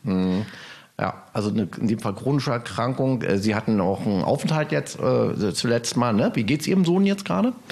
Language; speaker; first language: German; native; German